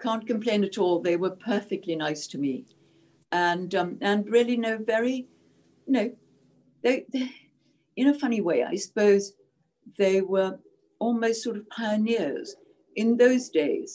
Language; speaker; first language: English; non-native, local second language; Czech